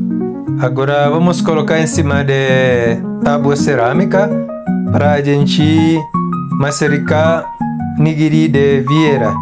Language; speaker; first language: Portuguese; non-native, learner; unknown